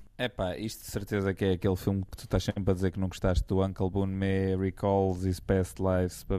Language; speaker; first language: Portuguese; native; Portuguese